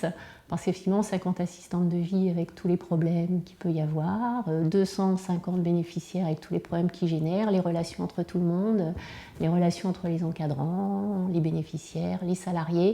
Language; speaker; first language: French; native; French